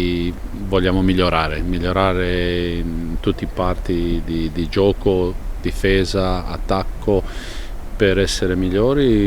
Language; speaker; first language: Italian; non-native, fluent; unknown